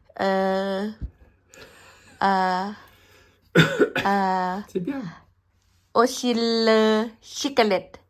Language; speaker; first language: French; non-native, learner; Thai